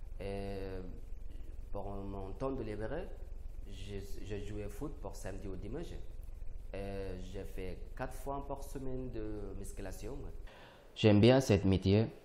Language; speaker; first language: French; non-native, learner; Arabic